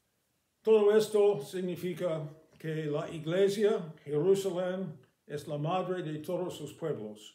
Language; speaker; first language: Spanish; non-native, fluent; English